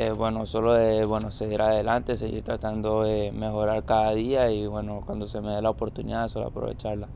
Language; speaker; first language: Spanish; early bilingual, heritage; Spanish